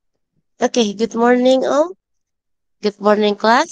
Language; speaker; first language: English; non-native, learner; Indonesian